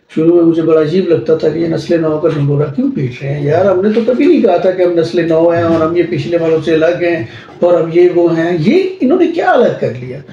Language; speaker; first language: Urdu; non-native, local second language; Punjabi